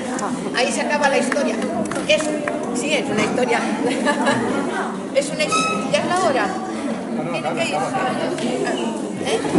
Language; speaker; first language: Spanish; native; Spanish